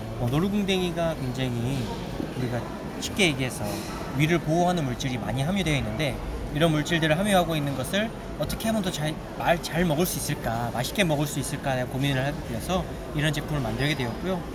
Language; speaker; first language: Korean; native; Korean